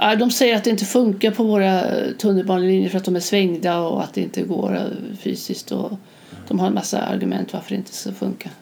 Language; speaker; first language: Swedish; native; Swedish